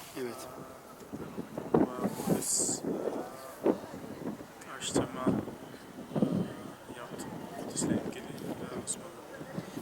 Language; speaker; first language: Turkish; non-native, learner; Arabic